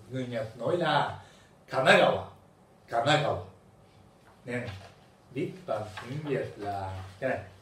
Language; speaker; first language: Vietnamese; non-native, learner; Japanese